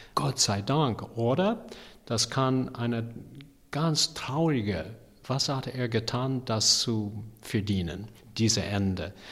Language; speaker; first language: German; non-native, fluent; English